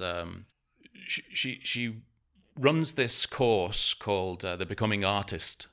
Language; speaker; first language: English; native; English